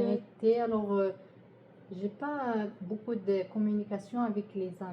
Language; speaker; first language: French; non-native, learner; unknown